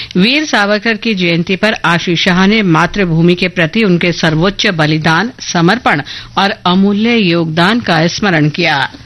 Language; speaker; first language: Hindi; native; Hindi